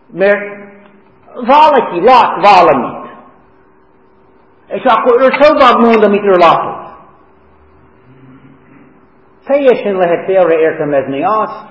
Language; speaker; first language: Hungarian; non-native, fluent; English